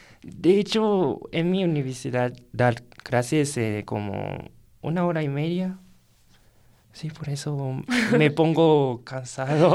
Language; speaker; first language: Spanish; non-native, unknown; Japanese